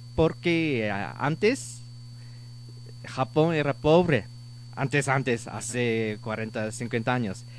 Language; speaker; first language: Spanish; non-native, learner; Japanese